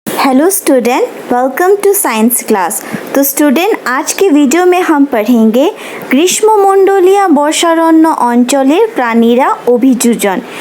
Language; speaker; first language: Hindi; non-native, local second language; Bangla